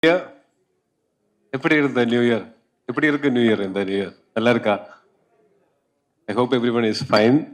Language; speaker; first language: Tamil; non-native, learner; Malayalam